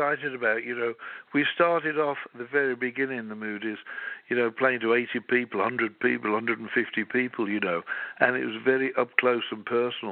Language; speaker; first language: English; native; English